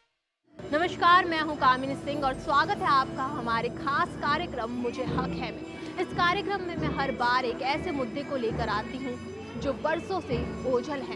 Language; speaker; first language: Hindi; native; Hindi